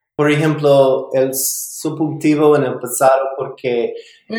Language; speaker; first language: Spanish; non-native, learner; English